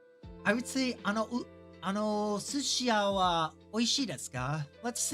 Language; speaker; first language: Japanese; non-native, learner; English